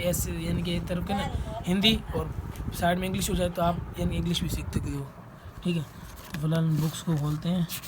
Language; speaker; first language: Urdu; non-native, local second language; Sindhi